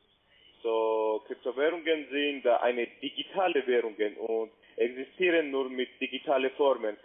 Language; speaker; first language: German; non-native, learner; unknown